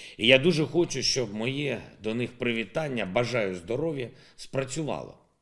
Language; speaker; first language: Ukrainian; non-native, local second language; Russian